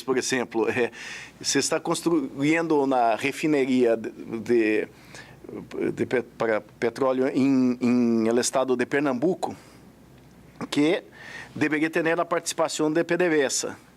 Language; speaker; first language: Spanish; non-native, fluent; Portuguese